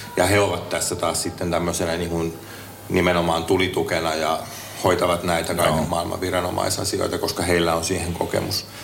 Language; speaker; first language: Finnish; native; Finnish